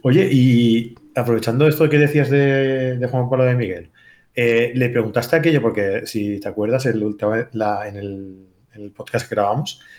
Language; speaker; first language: Spanish; native; Spanish